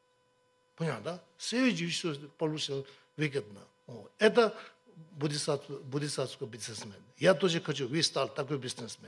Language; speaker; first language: Russian; non-native, learner; Tibetan